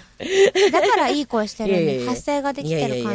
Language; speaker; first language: Japanese; native; Japanese